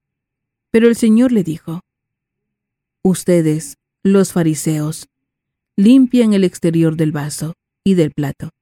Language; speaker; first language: Spanish; native; Spanish